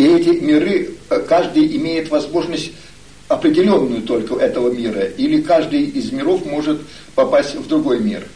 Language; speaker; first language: Russian; native; Russian